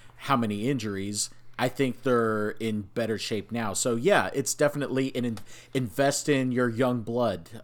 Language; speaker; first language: English; native; English